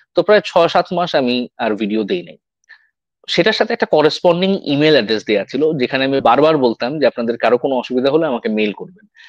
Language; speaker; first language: Bangla; native; Bangla